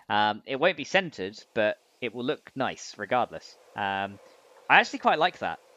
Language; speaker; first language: English; native; English